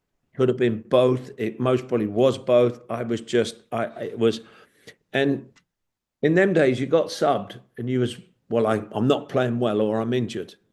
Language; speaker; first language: English; native; English